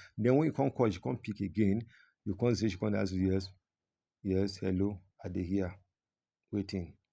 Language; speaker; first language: Nigerian Pidgin; non-native, local second language; Yoruba